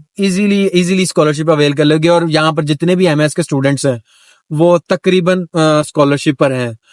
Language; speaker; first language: Urdu; non-native, local second language; Punjabi